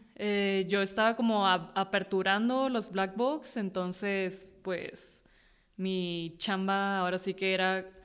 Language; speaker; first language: Spanish; native; Spanish